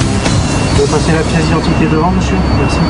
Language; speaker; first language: French; native; French